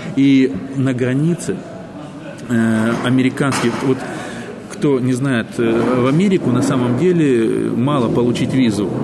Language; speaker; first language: Russian; native; Russian